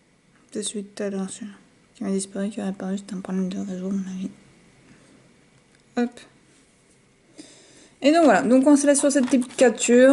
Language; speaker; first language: French; native; French